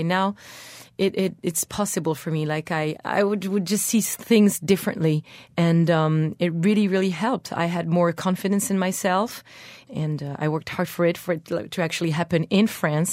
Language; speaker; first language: English; non-native, fluent; French